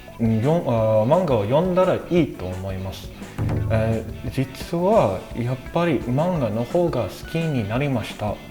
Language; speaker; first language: Japanese; non-native, learner; English